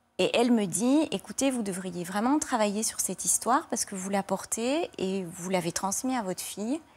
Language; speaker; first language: French; native; French